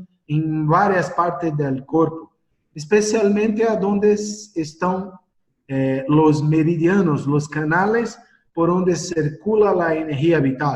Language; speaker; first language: Spanish; non-native, learner; Portuguese